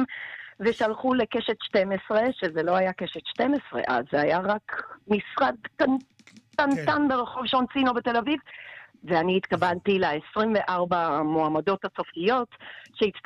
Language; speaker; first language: Hebrew; non-native, fluent; English